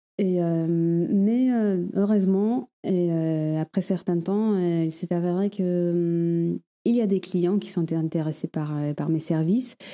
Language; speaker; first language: French; non-native, fluent; Polish